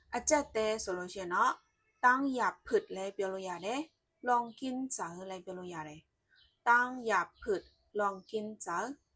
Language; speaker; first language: Burmese; non-native, local second language; Shan